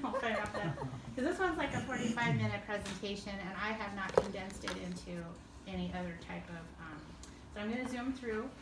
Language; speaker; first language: English; native; English